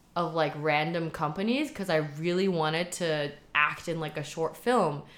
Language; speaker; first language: English; early bilingual, heritage; Chinese